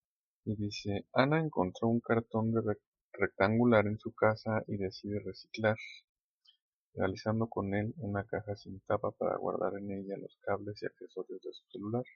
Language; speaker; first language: Spanish; native; Spanish